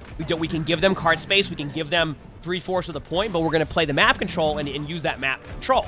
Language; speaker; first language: English; native; English